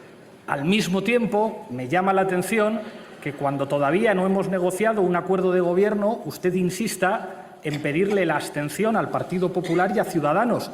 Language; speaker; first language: Spanish; native; Spanish